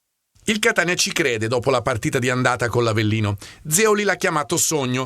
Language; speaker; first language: Italian; native; Italian